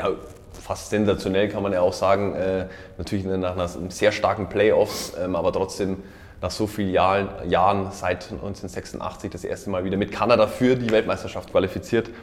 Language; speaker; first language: German; native; German